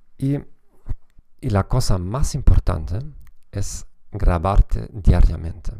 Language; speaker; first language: Spanish; non-native, fluent; German